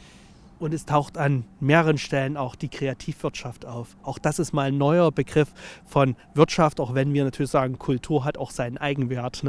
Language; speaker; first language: German; native; German